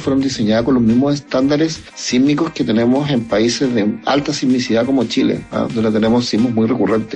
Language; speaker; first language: Spanish; native; Spanish